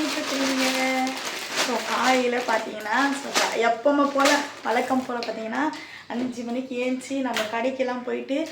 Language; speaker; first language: Tamil; native; Tamil